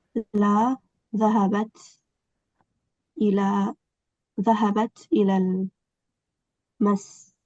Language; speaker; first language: Arabic; non-native, learner; English